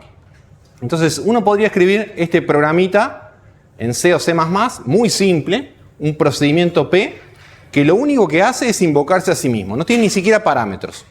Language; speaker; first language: Spanish; native; Spanish